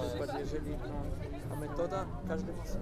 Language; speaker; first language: Polish; non-native, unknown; Italian